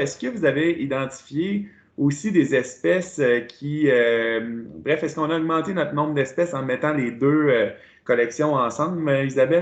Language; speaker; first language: French; native; French